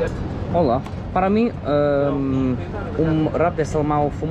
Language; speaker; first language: Portuguese; non-native, learner; English